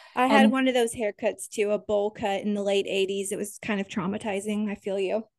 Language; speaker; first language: English; native; English